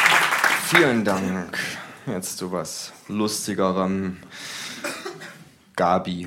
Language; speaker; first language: German; native; German